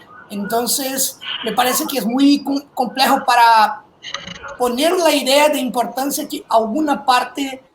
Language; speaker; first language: Spanish; non-native, fluent; Portuguese